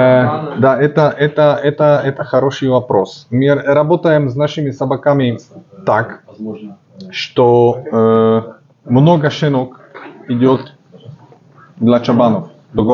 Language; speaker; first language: Russian; non-native, learner; Slovak